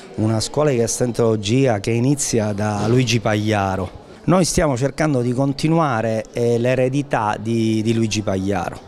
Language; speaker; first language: Italian; native; Italian